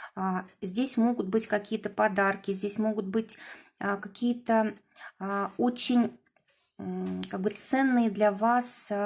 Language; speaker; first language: Russian; native; Russian